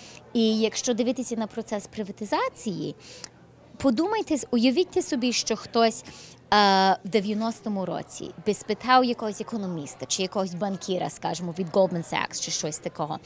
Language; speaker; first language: Ukrainian; early bilingual, heritage; Ukrainian